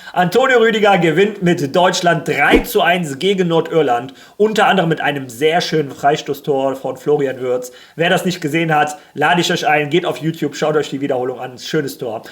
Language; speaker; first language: German; early bilingual, other home language; Spanish